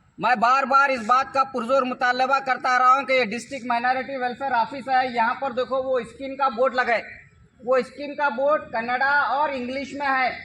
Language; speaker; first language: Hindi; non-native, local second language; Urdu